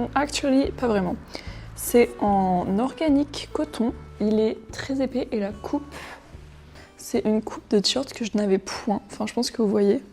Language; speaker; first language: French; native; French